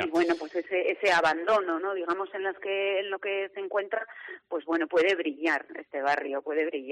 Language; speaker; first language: Spanish; native; Spanish